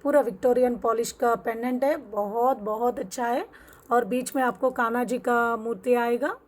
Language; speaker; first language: Hindi; non-native, local second language; Telugu